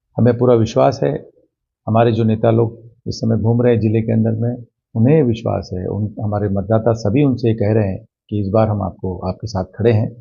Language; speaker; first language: Hindi; native; Hindi